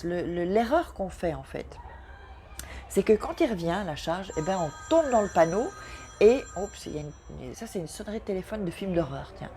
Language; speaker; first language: French; native; French